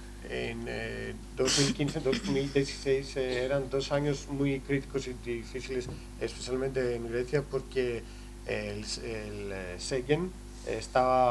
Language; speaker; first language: Spanish; non-native, learner; Greek